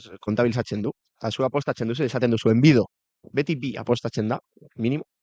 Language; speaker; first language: Basque; non-native, local second language; Spanish